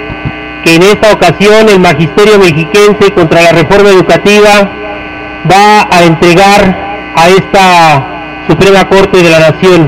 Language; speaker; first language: Spanish; native; Spanish